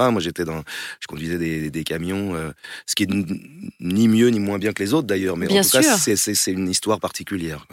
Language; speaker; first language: French; native; French